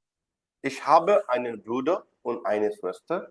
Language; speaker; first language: German; non-native, fluent; Hindi